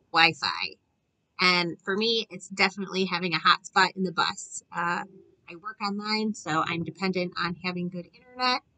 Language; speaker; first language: English; native; English